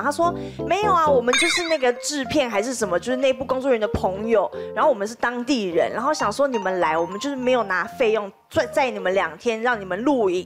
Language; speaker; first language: Chinese; native; Chinese